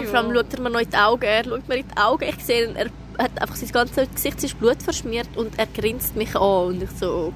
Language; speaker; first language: German; native; German